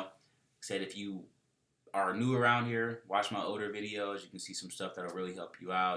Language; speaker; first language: English; native; English